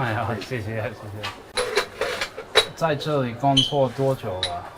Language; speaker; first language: Chinese; non-native, learner; English